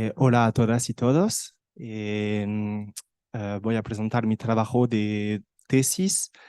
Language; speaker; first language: Spanish; non-native, learner; French